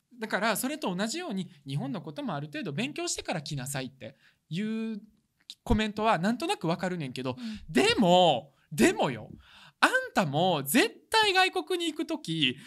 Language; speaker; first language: Japanese; early bilingual, other home language; Russian